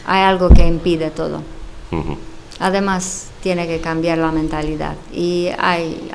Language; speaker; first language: Spanish; non-native, fluent; Romanian